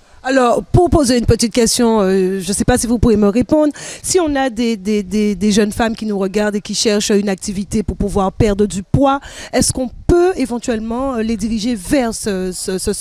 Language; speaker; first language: French; native; French